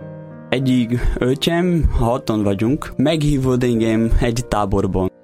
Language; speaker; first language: Hungarian; non-native, learner; Portuguese